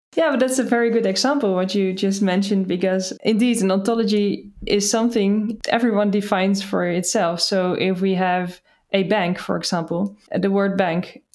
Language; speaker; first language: English; non-native, fluent; Dutch